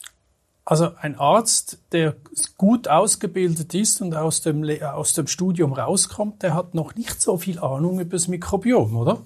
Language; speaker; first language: German; native; German